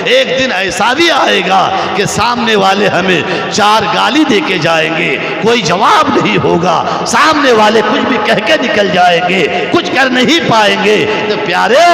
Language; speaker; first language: Urdu; non-native, local second language; Bangla